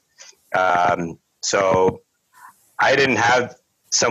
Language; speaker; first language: English; non-native, local second language; Urdu